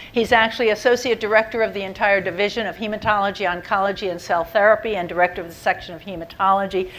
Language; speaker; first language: English; native; English